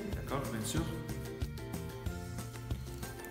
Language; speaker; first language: French; non-native, learner; Spanish